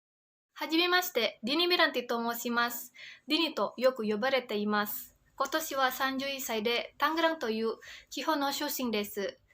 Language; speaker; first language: Japanese; non-native, fluent; Indonesian